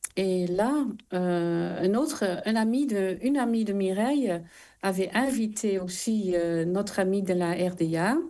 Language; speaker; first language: French; non-native, fluent; Dutch